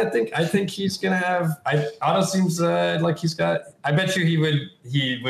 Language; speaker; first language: English; native; English